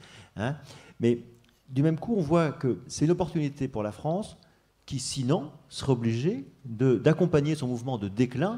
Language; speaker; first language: French; native; French